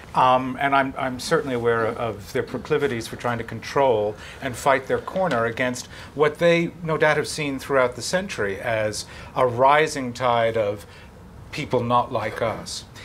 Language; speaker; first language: English; native; English